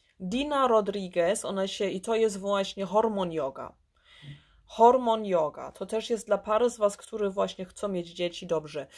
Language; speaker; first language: Polish; early bilingual, heritage; Polish